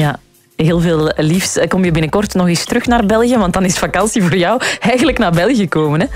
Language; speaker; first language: Dutch; native; Dutch